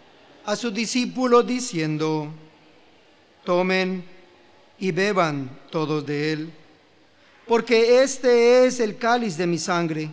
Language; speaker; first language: Spanish; native; Spanish